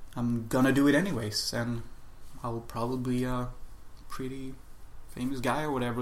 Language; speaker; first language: English; non-native, fluent; Swedish